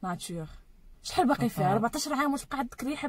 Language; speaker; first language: Arabic; native; Arabic